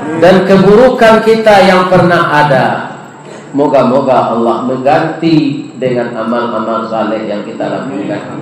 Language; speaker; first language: Malay; non-native, local second language; Minangkabau